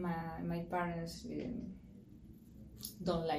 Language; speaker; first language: English; non-native, learner; Spanish